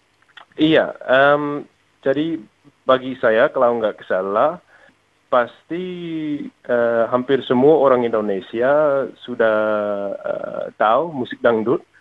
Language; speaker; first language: Indonesian; non-native, learner; English